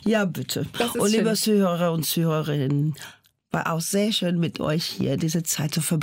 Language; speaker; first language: German; non-native, fluent; Portuguese